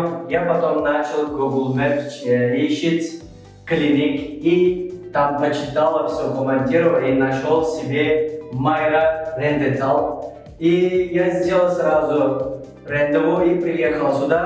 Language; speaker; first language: Russian; non-native, learner; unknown